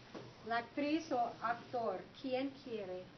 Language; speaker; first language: Spanish; non-native, fluent; English